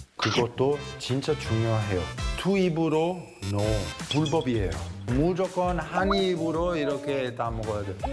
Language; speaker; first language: Korean; non-native, fluent; Italian